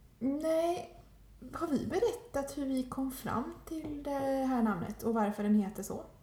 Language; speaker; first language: Swedish; early bilingual, other home language; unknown